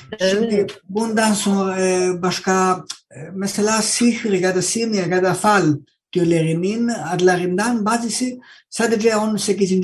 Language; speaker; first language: Turkish; non-native, learner; Greek